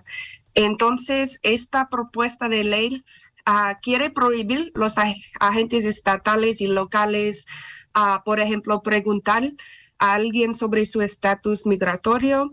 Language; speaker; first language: Spanish; non-native, fluent; English